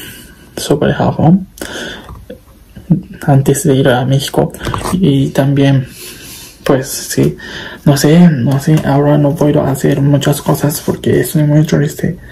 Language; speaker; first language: Spanish; non-native, learner; Japanese